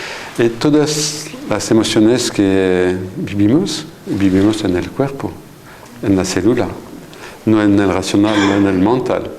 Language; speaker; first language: Spanish; non-native, fluent; French